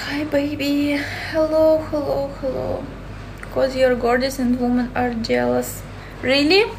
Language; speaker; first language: English; non-native, learner; Russian